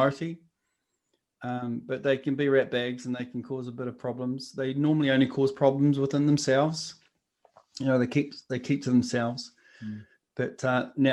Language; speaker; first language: English; native; English